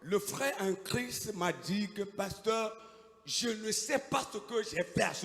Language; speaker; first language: French; non-native, local second language; Ewe